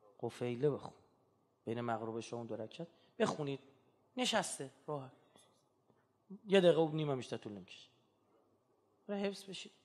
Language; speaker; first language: Persian; native; Persian